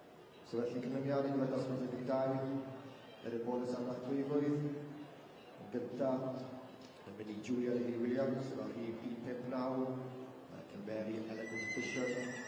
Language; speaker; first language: Welsh; native; Welsh